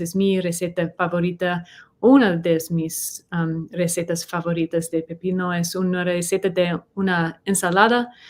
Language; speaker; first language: Spanish; non-native, fluent; English